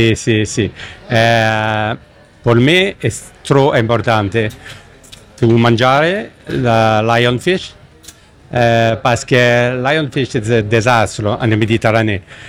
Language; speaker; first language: Italian; non-native, learner; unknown